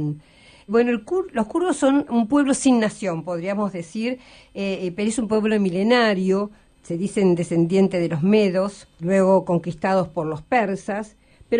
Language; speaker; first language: Spanish; native; Spanish